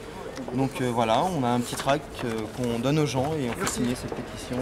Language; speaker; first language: French; native; French